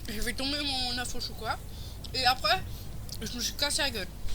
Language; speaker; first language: French; native; French